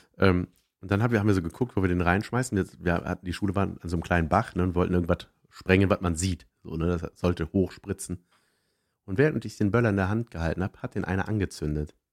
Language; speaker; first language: German; native; German